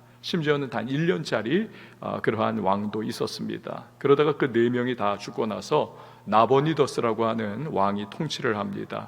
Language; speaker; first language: Korean; native; Korean